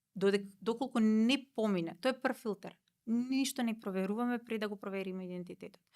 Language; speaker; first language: Macedonian; native; Macedonian